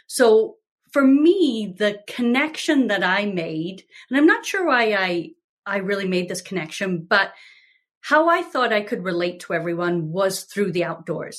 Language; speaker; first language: English; native; English